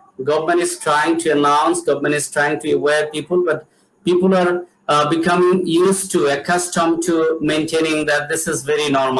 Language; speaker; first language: English; non-native, fluent; Bangla